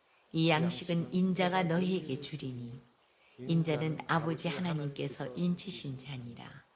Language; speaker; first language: Korean; native; Korean